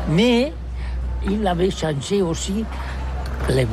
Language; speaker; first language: French; non-native, learner; Catalan